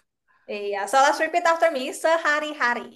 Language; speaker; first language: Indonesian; native; Indonesian